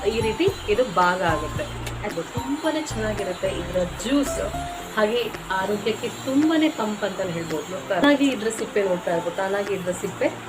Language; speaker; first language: Kannada; non-native, local second language; Tulu